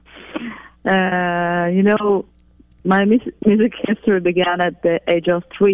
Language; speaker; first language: English; non-native, fluent; Ukrainian